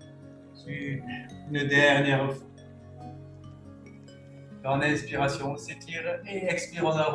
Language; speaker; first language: French; native; French